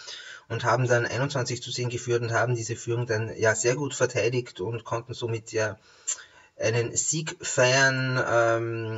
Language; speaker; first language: German; native; German